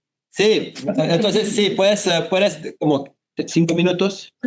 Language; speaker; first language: Spanish; non-native, fluent; French